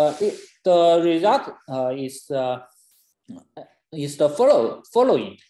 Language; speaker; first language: English; non-native, fluent; Chinese